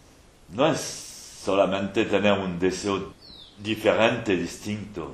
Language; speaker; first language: Spanish; non-native, fluent; French